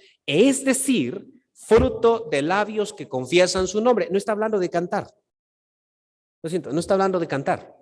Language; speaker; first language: Spanish; native; Spanish